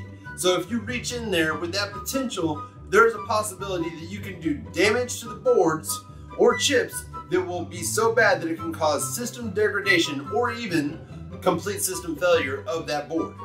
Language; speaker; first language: English; native; English